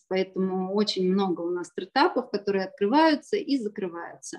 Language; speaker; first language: Russian; native; Russian